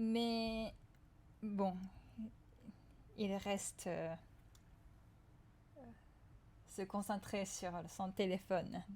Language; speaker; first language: French; non-native, fluent; Japanese